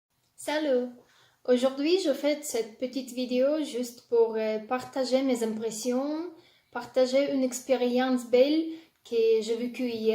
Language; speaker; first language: French; non-native, learner; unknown